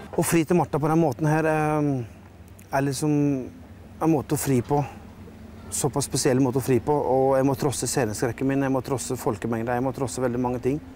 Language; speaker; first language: Norwegian; native; Norwegian